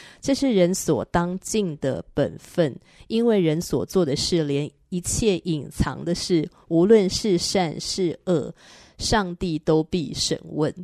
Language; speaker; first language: Chinese; native; Chinese